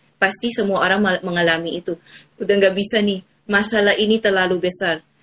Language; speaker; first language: Indonesian; non-native, fluent; Filipino